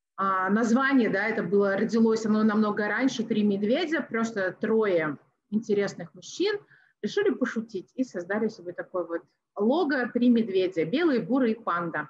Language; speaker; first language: Russian; non-native, local second language; Tajik